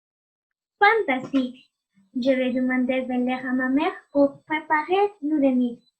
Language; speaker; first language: French; non-native, learner; Spanish